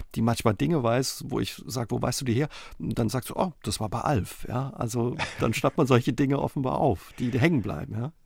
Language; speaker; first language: German; native; German